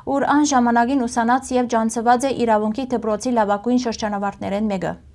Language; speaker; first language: Armenian; early bilingual, heritage; Armenian